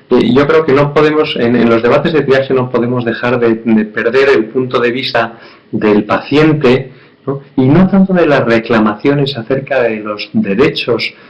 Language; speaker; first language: Spanish; native; Spanish